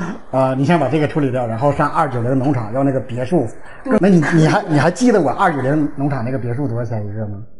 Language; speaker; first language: Chinese; native; Chinese